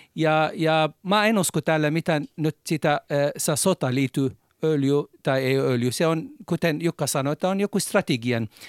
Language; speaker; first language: Finnish; non-native, learner; Arabic